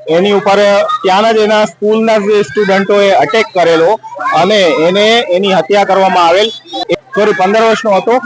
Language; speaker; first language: Gujarati; non-native, local second language; Sindhi